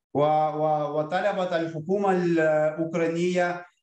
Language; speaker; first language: Arabic; non-native, fluent; Ukrainian